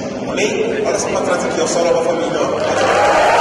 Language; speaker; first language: Portuguese; native; Portuguese